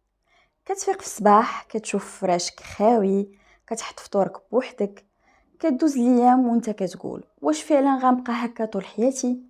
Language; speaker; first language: Arabic; native; Arabic